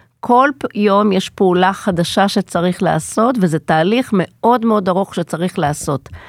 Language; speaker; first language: Hebrew; native; Hebrew